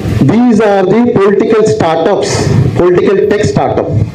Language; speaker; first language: English; non-native, local second language; Tamil